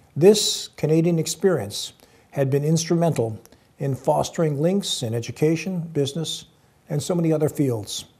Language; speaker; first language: English; native; English